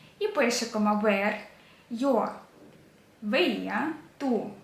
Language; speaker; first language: Spanish; non-native, fluent; Ukrainian